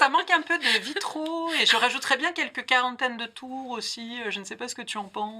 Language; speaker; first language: French; native; French